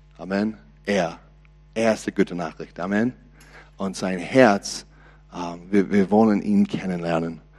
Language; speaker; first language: German; non-native, learner; English